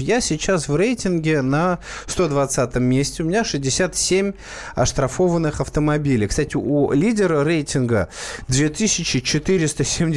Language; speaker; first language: Russian; native; Russian